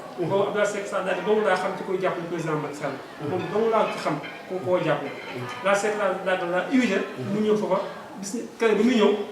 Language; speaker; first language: Wolof; native; Wolof